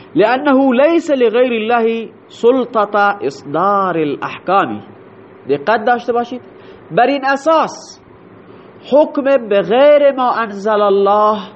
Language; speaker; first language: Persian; non-native, local second language; Baluchi